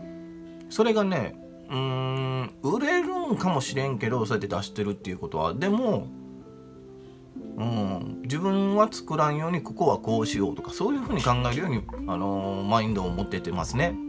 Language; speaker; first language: Japanese; native; Japanese